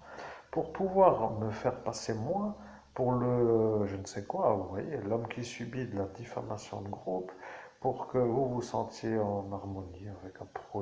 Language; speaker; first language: French; native; French